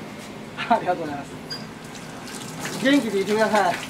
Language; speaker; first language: Japanese; native; Japanese